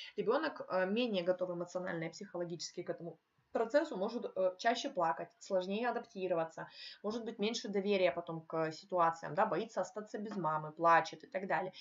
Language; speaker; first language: Russian; native; Russian